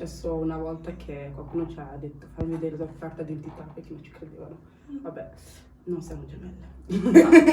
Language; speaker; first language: Italian; early bilingual, other home language; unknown